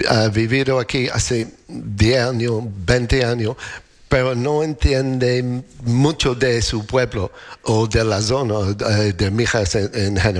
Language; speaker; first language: Spanish; non-native, learner; English